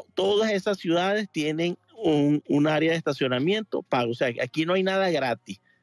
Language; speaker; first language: Spanish; native; Spanish